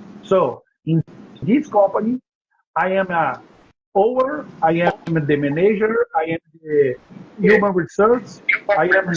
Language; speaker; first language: English; non-native, learner; Portuguese